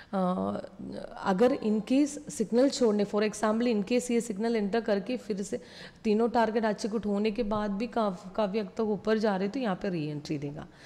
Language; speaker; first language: Hindi; non-native, local second language; Malayalam